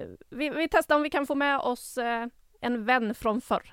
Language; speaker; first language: Swedish; native; Swedish